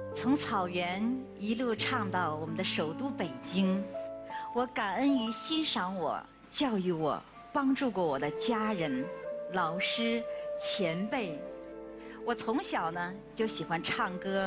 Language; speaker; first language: Chinese; native; Chinese